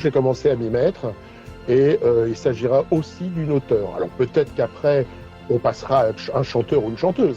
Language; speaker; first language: French; native; French